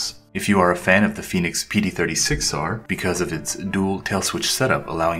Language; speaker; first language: English; native; English